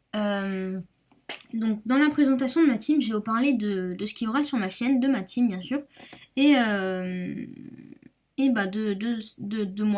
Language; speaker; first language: French; native; French